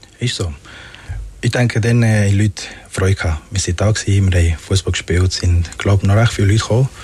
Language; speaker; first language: German; non-native, fluent; Spanish